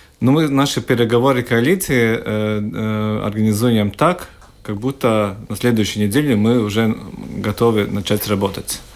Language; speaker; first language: Russian; non-native, local second language; Latvian